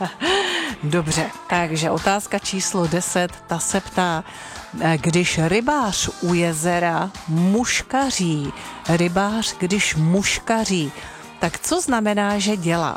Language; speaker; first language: Czech; native; Czech